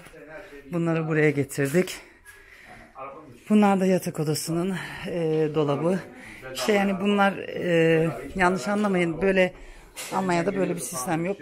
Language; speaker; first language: Turkish; early bilingual, heritage; Turkish